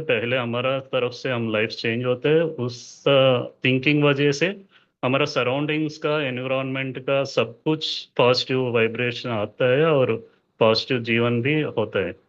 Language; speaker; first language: Hindi; non-native, local second language; Telugu